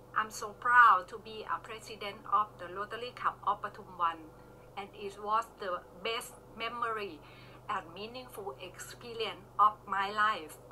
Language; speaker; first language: English; non-native, learner; Thai